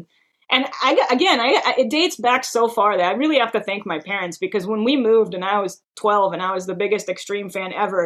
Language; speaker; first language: English; non-native, fluent; Hebrew